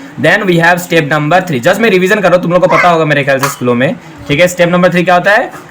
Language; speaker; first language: Hindi; non-native, local second language; Bangla